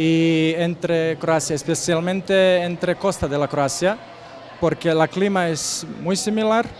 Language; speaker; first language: Spanish; non-native, fluent; Croatian